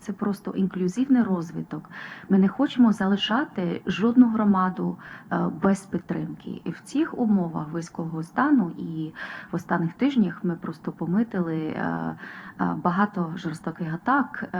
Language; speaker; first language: Ukrainian; non-native, fluent; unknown